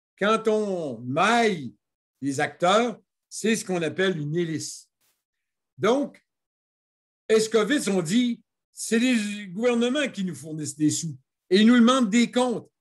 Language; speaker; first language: French; native; French